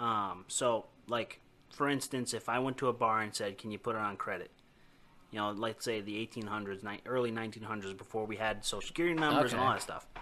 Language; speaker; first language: English; native; English